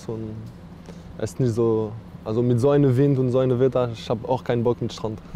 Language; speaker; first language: German; non-native, learner; French